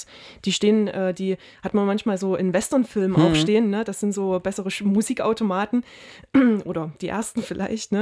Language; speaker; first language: German; native; German